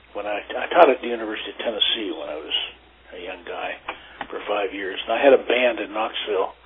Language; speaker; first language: English; native; English